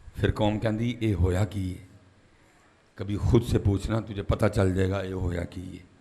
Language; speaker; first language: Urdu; non-native, local second language; Punjabi